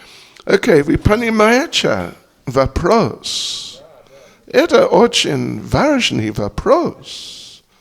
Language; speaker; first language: Russian; non-native, learner; English